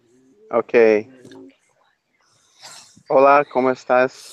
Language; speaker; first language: Spanish; non-native, learner; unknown